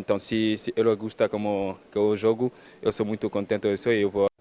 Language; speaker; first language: Portuguese; early bilingual, heritage; French